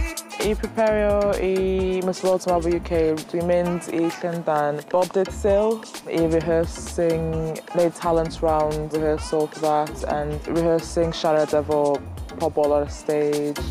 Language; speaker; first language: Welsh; early bilingual, other home language; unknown